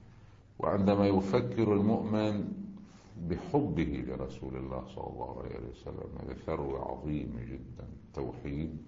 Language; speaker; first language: Arabic; native; Arabic